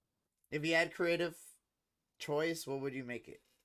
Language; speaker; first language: English; native; English